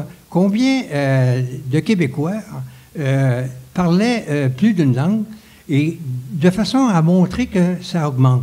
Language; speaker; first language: French; native; French